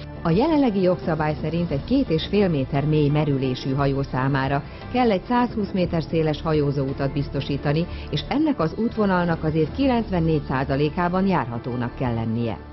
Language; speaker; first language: Hungarian; native; Hungarian